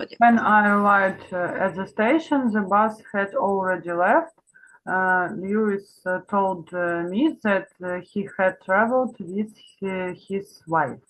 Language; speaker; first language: English; non-native, learner; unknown